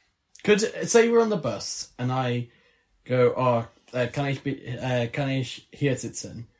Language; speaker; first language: German; non-native, learner; English